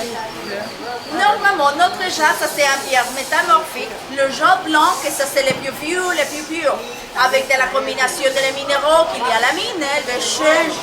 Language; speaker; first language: French; non-native, learner; Spanish